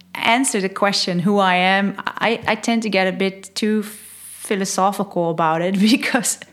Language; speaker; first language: English; non-native, fluent; Dutch